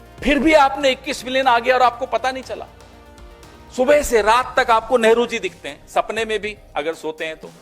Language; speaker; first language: Hindi; native; Hindi